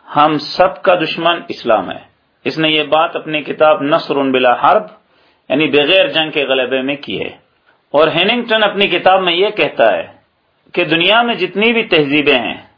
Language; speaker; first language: Urdu; native; Urdu